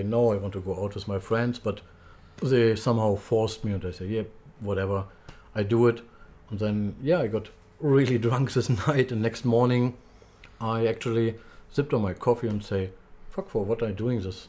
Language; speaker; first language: English; non-native, learner; German